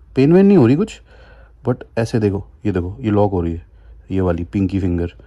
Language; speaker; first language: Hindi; native; Hindi